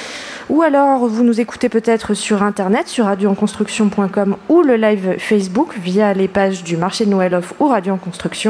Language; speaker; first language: French; native; French